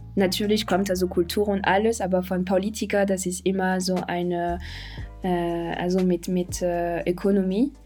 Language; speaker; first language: German; non-native, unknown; French